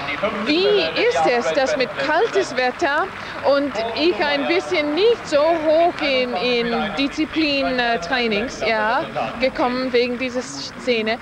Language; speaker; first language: German; non-native, learner; English